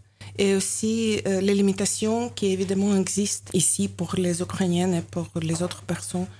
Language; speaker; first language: French; non-native, learner; Ukrainian